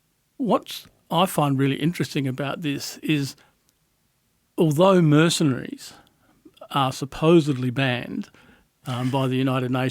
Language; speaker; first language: English; native; English